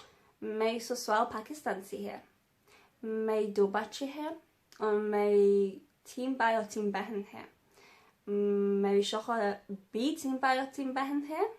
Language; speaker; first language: Hindi; non-native, learner; English